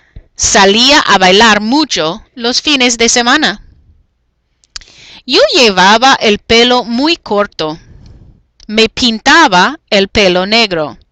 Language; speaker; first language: Spanish; non-native, fluent; English